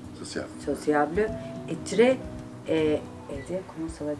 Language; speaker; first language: French; non-native, learner; Turkish